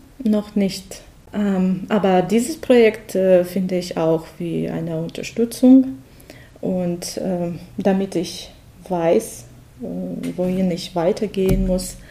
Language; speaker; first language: German; non-native, learner; Russian